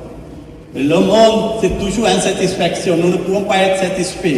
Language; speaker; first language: French; non-native, fluent; Sinhala